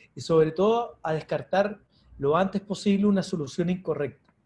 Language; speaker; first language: Spanish; native; Spanish